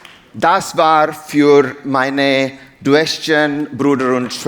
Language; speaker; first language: German; non-native, learner; English